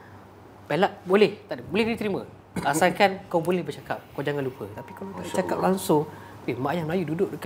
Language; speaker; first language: Malay; native; Malay